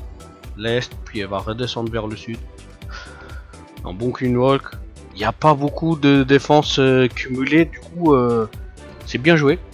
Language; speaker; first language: French; native; French